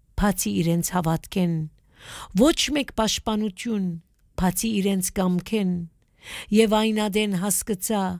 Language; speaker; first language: Armenian; early bilingual, heritage; Armenian